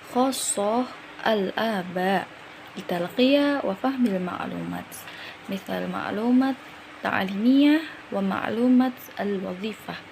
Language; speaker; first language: Arabic; non-native, learner; Indonesian